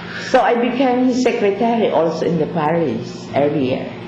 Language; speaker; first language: English; non-native, local second language; Filipino